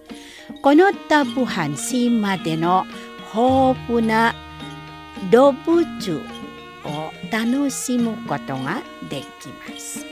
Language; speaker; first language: Japanese; non-native, fluent; Indonesian